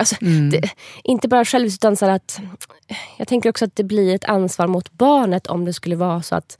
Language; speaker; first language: Swedish; native; Swedish